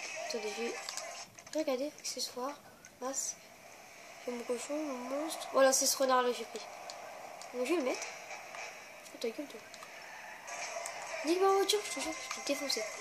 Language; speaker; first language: French; native; French